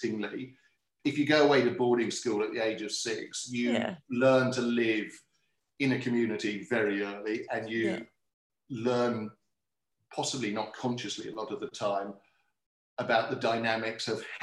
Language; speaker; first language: English; native; English